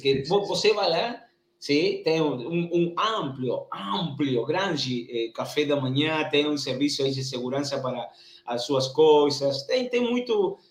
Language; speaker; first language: Portuguese; non-native, learner; Spanish